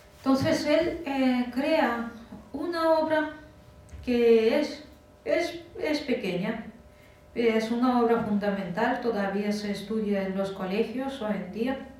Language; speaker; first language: Spanish; non-native, fluent; Russian